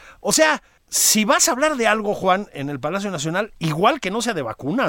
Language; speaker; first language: Spanish; native; Spanish